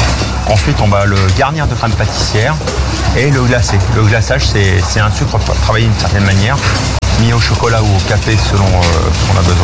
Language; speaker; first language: French; native; French